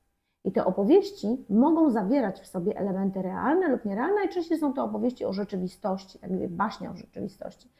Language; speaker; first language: Polish; native; Polish